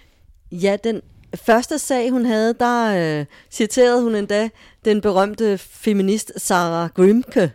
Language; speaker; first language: Danish; native; Danish